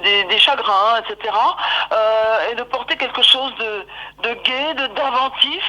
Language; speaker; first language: French; native; French